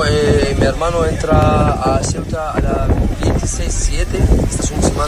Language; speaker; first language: Spanish; non-native, learner; Arabic